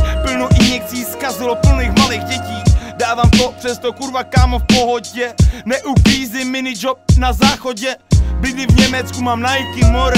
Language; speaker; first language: Czech; native; Czech